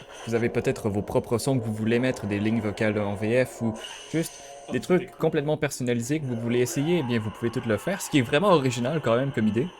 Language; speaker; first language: French; native; French